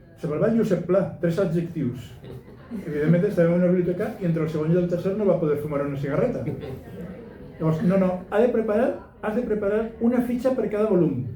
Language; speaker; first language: Catalan; non-native, local second language; Spanish